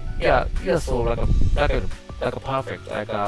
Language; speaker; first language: English; non-native, learner; Japanese